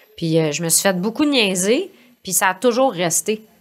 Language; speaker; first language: French; native; French